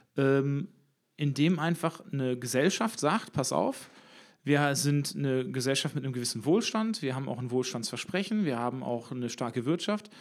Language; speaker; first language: German; native; German